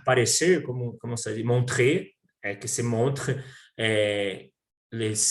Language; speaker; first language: French; non-native, learner; Portuguese